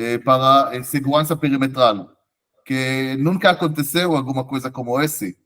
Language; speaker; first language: Portuguese; non-native, fluent; Hebrew